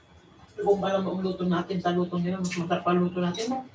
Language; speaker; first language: Filipino; native; Filipino